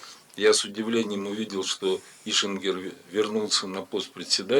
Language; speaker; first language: Russian; native; Russian